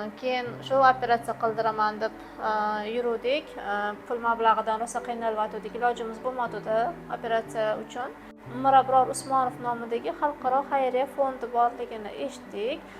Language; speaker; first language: Uzbek; native; Uzbek